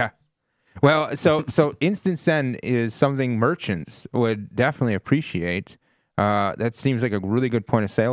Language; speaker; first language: English; native; English